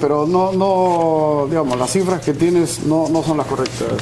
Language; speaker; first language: Spanish; native; Spanish